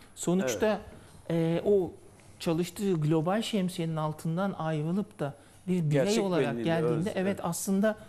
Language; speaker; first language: Turkish; native; Turkish